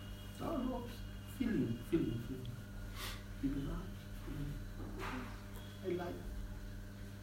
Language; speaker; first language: English; non-native, learner; Spanish